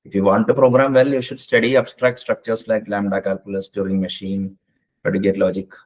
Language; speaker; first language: English; non-native, local second language; Malayalam